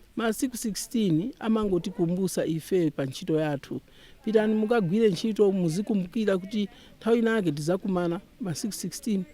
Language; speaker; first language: Nyanja; native; Nyanja